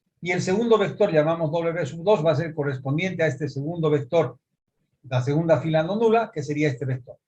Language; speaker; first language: Spanish; native; Spanish